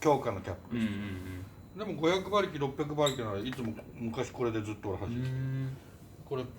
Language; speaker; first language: Japanese; native; Japanese